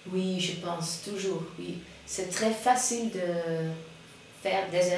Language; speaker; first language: French; non-native, fluent; Dutch